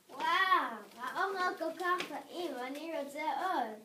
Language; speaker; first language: Hebrew; non-native, learner; English